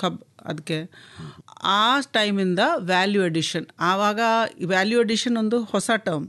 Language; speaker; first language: Kannada; non-native, local second language; Malayalam